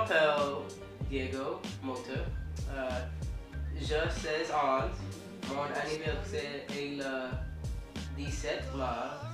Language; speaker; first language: French; non-native, learner; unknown